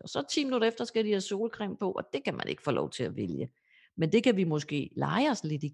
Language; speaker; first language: Danish; native; Danish